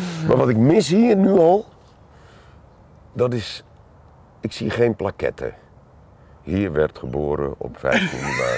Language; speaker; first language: Dutch; native; Dutch